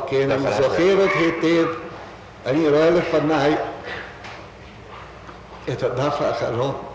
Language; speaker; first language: Hebrew; non-native, fluent; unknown